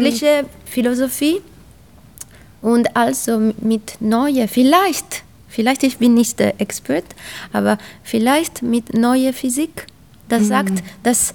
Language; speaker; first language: German; non-native, learner; Italian